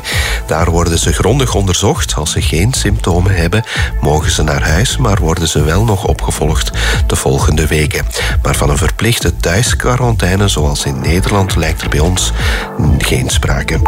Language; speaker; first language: Dutch; native; Dutch